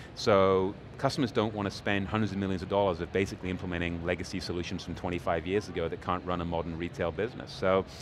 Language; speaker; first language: English; native; English